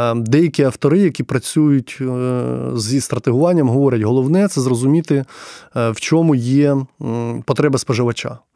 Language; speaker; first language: Ukrainian; non-native, local second language; Russian